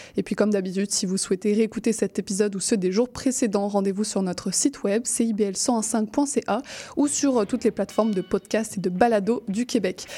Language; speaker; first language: French; native; French